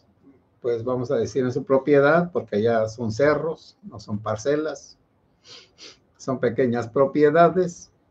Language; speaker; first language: Spanish; native; Spanish